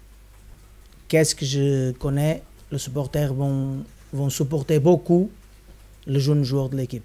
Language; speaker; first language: French; non-native, fluent; Spanish